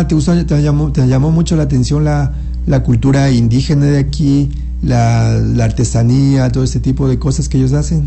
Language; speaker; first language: Spanish; native; Spanish